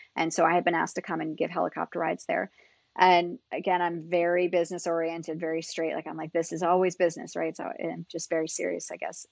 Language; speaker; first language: English; native; English